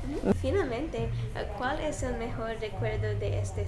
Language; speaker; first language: Spanish; non-native, learner; English